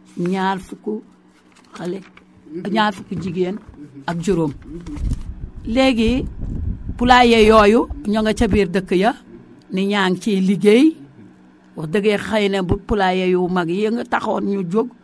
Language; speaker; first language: Wolof; non-native, local second language; Serer